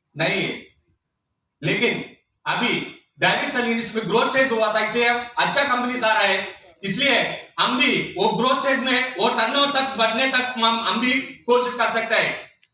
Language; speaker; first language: Hindi; non-native, local second language; Telugu